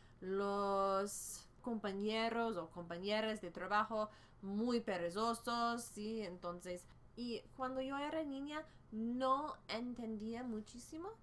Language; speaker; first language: Spanish; non-native, fluent; English